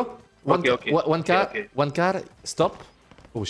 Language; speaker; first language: English; non-native, learner; French